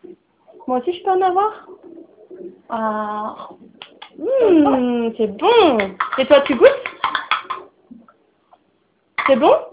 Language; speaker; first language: French; native; French